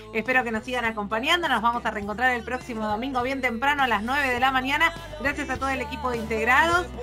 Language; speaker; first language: Spanish; native; Spanish